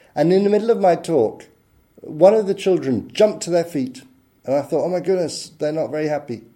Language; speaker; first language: English; native; English